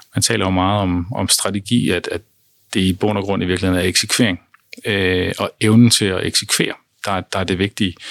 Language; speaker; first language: Danish; native; Danish